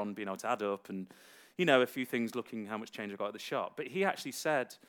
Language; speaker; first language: English; native; English